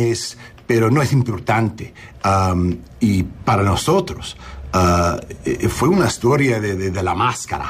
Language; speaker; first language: Spanish; early bilingual, heritage; English